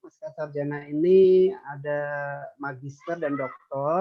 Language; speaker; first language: Indonesian; native; Indonesian